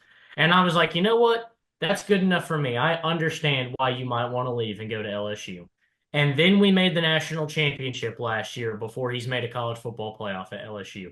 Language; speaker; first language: English; native; English